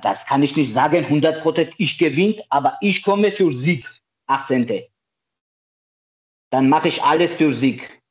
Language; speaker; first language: German; non-native, learner; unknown